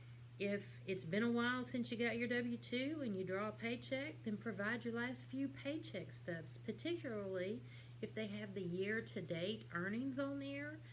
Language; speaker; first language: English; native; English